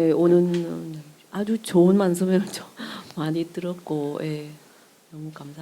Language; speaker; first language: Korean; non-native, learner; Vietnamese